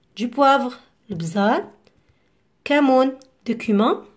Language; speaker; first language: French; non-native, local second language; Arabic